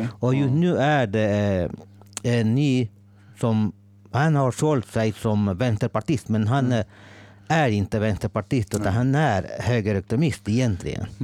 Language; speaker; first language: Swedish; non-native, fluent; Spanish